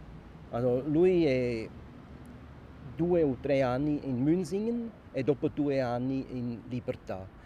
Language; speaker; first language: Italian; non-native, local second language; German